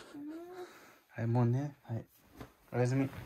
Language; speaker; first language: Japanese; native; Japanese